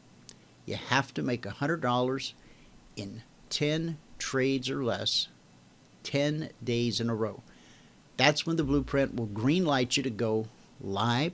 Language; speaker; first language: English; native; English